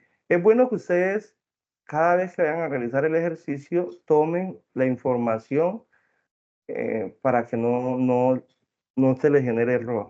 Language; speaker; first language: Spanish; native; Spanish